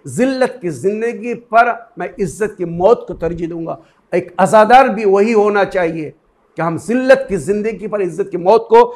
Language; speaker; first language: Hindi; native; Hindi